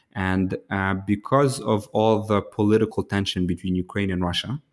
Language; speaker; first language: English; early bilingual, other home language; Ukrainian